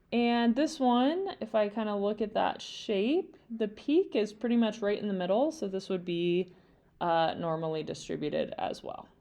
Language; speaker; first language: English; native; English